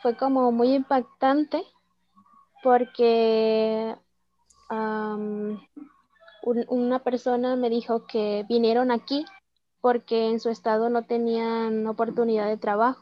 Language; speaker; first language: English; non-native, fluent; Spanish